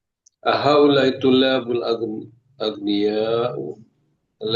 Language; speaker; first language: Arabic; non-native, learner; Indonesian